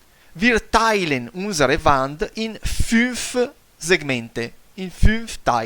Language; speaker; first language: German; non-native, fluent; Italian